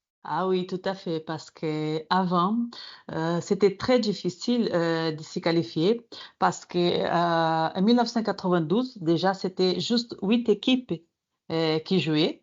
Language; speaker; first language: French; non-native, fluent; Portuguese